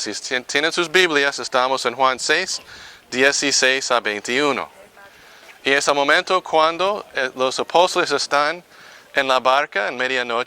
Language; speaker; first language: Spanish; non-native, fluent; English